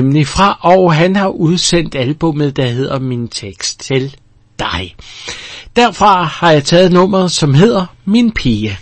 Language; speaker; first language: Danish; native; Danish